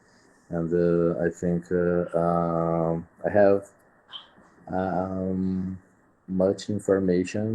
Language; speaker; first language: English; non-native, learner; Portuguese